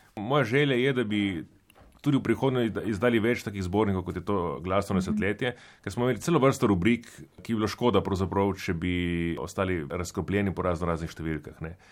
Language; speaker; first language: Slovenian; native; Slovenian